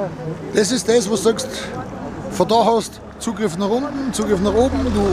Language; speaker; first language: German; native; German